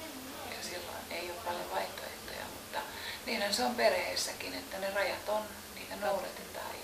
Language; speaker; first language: Finnish; native; Finnish